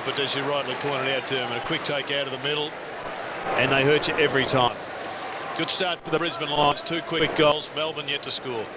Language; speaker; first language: English; native; English